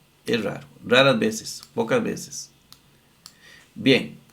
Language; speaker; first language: Spanish; native; Spanish